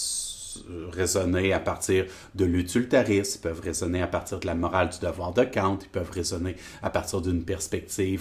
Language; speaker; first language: French; native; French